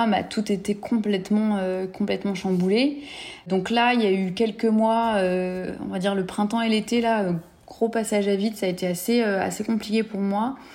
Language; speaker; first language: French; native; French